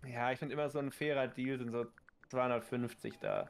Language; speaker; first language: German; native; German